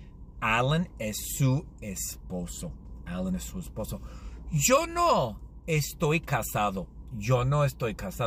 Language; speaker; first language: Spanish; non-native, learner; English